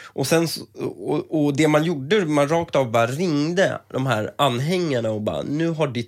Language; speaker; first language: Swedish; early bilingual, other home language; Persian